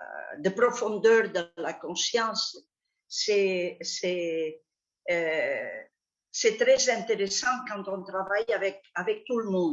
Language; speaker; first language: French; non-native, fluent; Catalan